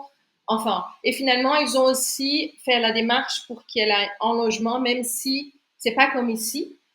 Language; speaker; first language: French; non-native, fluent; Portuguese